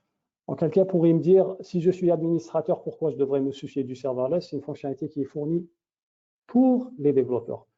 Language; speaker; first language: French; native; French